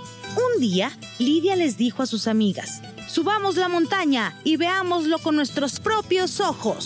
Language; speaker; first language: Spanish; native; Spanish